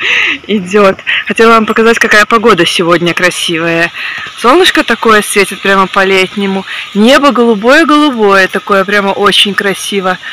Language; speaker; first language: Russian; native; Russian